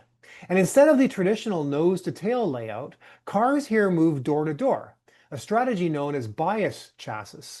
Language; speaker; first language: English; native; English